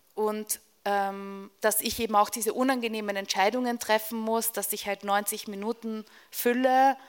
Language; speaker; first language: German; non-native, fluent; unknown